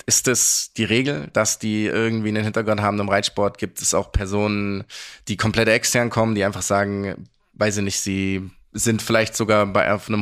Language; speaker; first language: German; native; German